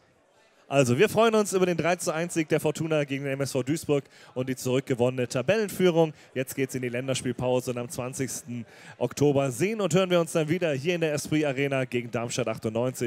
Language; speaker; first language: German; native; German